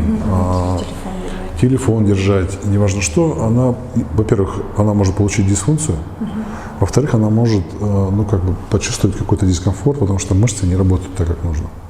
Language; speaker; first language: Russian; native; Russian